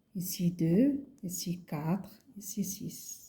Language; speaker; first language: French; non-native, local second language; Arabic